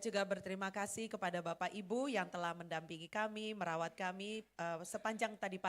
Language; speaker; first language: Indonesian; native; Indonesian